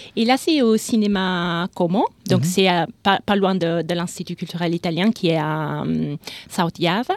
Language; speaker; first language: French; non-native, fluent; Italian